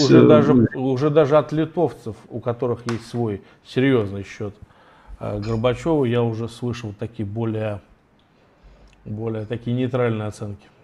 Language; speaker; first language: Russian; native; Russian